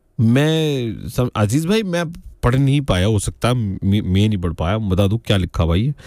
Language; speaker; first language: Hindi; native; Hindi